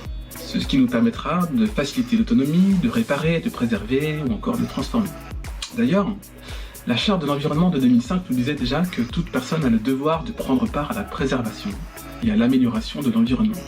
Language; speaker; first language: French; native; French